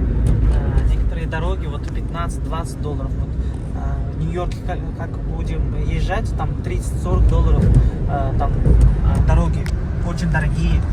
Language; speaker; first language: Russian; non-native, learner; Uzbek